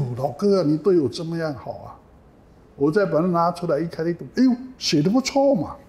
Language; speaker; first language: Chinese; native; Chinese